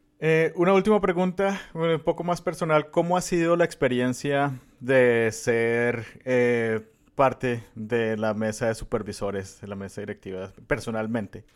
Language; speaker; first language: Spanish; native; Spanish